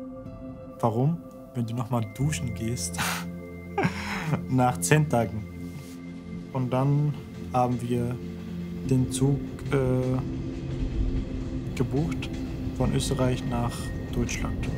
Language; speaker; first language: German; non-native, fluent; Arabic